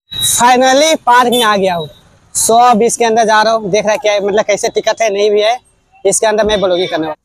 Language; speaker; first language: Hindi; native; Hindi